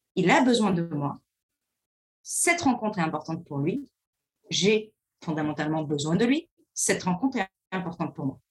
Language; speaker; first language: French; early bilingual, other home language; Arabic